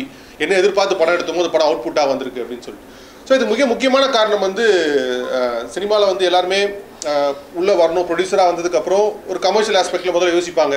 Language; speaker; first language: Tamil; native; Tamil